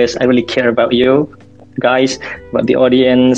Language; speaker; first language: English; non-native, fluent; Indonesian